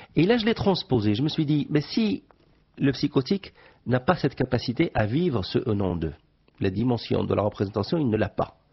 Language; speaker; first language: French; non-native, local second language; Arabic